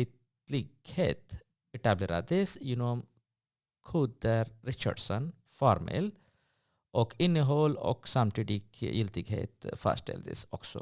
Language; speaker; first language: Swedish; non-native, fluent; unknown